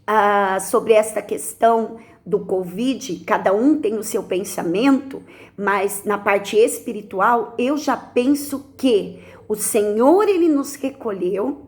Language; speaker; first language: Portuguese; native; Portuguese